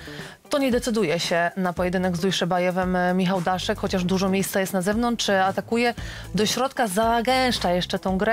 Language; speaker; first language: Polish; native; Polish